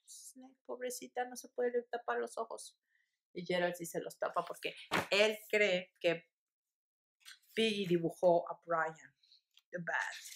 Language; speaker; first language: Spanish; early bilingual, heritage; Spanish